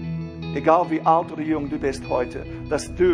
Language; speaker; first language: German; non-native, fluent; English